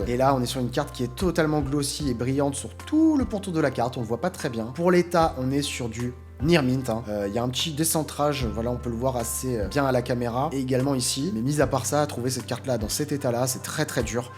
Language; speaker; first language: French; native; French